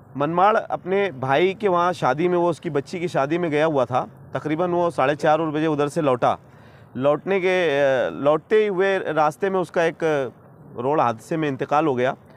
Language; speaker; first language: Hindi; non-native, local second language; Urdu